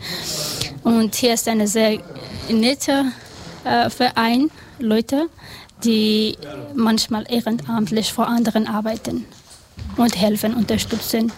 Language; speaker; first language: German; non-native, learner; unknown